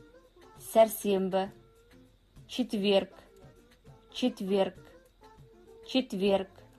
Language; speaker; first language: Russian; non-native, fluent; Kazakh